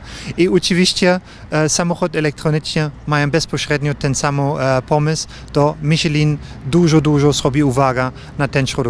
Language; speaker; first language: Polish; non-native, learner; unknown